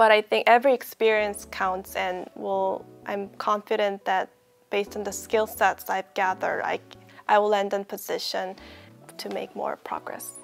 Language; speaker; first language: English; non-native, fluent; Korean